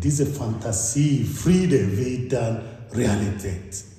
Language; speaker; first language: German; non-native, fluent; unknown